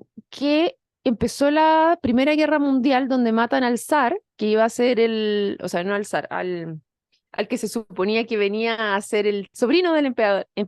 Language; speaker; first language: Spanish; native; Spanish